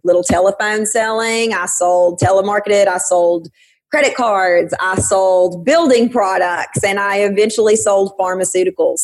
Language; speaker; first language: English; native; English